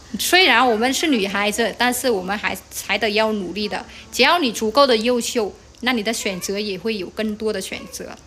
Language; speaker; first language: Chinese; non-native, fluent; Vietnamese